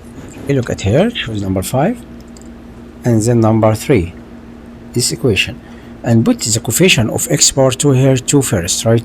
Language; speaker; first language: English; non-native, local second language; Arabic